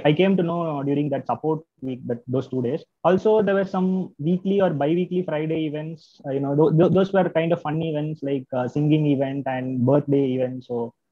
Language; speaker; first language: English; non-native, local second language; Tamil